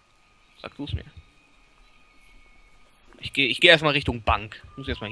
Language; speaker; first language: German; native; German